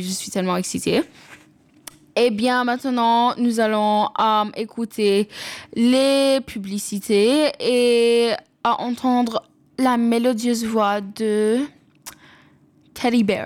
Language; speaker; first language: French; non-native, local second language; English